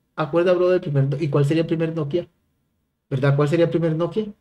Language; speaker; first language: Spanish; native; Spanish